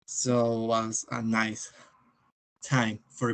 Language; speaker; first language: English; non-native, learner; Spanish